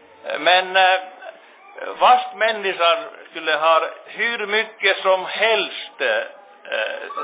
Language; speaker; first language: Swedish; non-native, local second language; Finnish